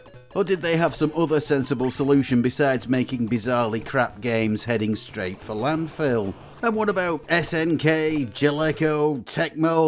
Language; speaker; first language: English; native; English